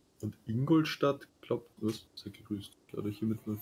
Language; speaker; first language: German; native; German